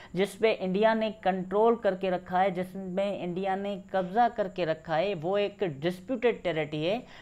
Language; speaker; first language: Urdu; non-native, local second language; Sindhi